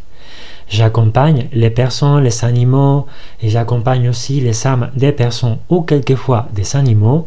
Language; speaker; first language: French; non-native, fluent; Spanish